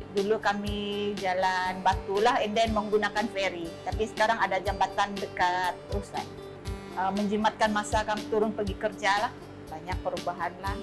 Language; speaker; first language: Malay; non-native, local second language; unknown